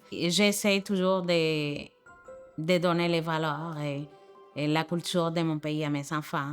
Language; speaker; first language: French; non-native, fluent; Spanish